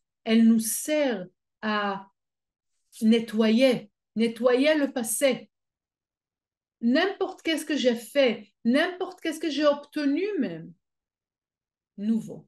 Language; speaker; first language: French; non-native, fluent; Hebrew